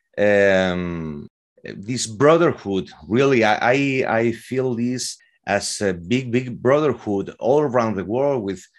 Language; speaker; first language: English; non-native, fluent; Spanish